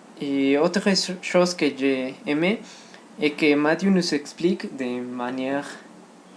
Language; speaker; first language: French; non-native, learner; Spanish